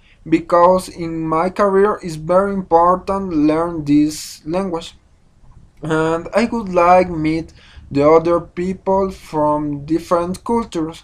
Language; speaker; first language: English; non-native, learner; Spanish